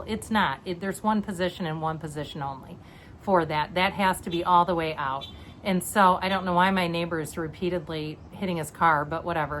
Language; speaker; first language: English; native; English